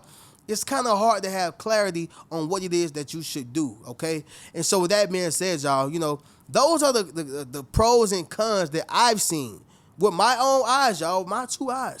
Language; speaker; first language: English; native; English